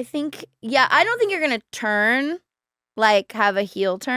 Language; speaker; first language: English; native; English